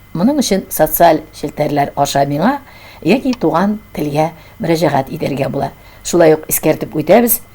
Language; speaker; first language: Tatar; native; Tatar